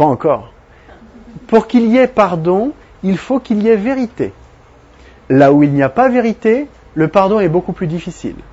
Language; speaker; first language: French; native; French